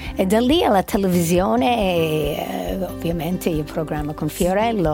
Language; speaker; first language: Italian; non-native, fluent; English